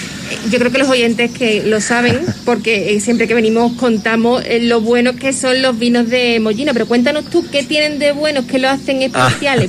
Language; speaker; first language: Spanish; native; Spanish